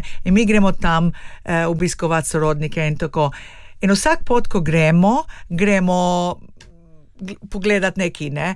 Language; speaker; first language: Slovenian; early bilingual, heritage; Slovenian